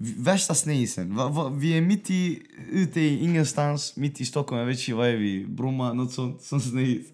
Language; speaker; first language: Swedish; early bilingual, other home language; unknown